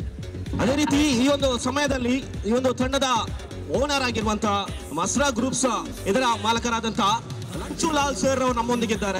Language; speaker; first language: Kannada; native; Kannada